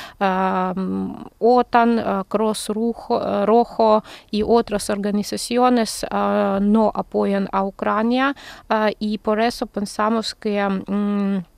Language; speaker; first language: Spanish; non-native, learner; Ukrainian